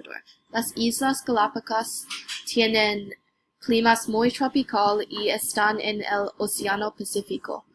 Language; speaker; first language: Spanish; non-native, learner; English